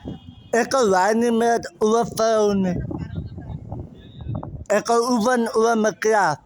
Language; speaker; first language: Dutch; non-native, learner; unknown